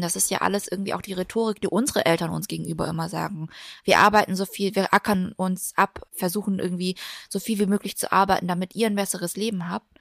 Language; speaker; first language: German; early bilingual, other home language; Vietnamese